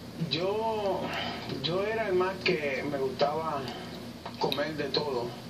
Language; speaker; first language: Spanish; early bilingual, heritage; Spanish